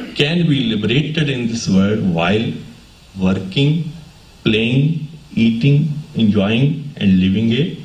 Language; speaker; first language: English; non-native, local second language; Punjabi